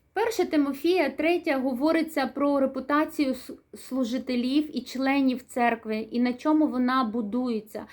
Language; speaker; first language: Ukrainian; non-native, local second language; Russian